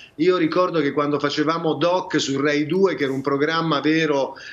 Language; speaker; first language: Italian; native; Italian